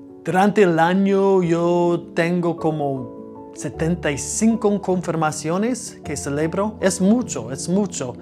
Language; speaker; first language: Spanish; non-native, fluent; English